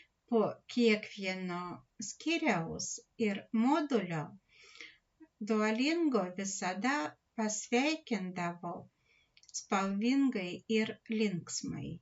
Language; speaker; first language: Lithuanian; non-native, learner; Russian